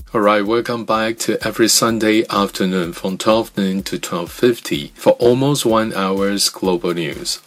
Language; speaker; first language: English; non-native, fluent; Chinese